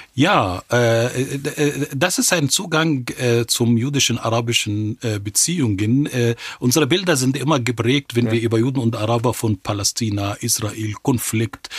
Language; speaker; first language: German; non-native, fluent; Arabic